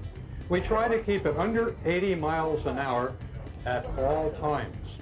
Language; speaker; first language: English; native; English